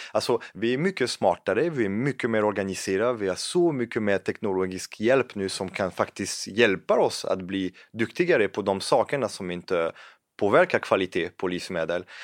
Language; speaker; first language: Swedish; non-native, fluent; French